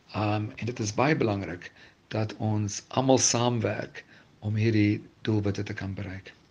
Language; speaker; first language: Afrikaans; native; Afrikaans